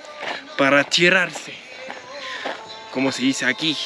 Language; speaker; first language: Spanish; non-native, learner; French